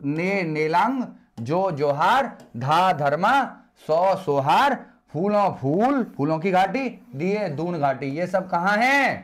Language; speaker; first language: Hindi; native; Hindi